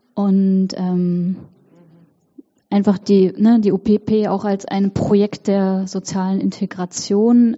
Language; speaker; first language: German; native; German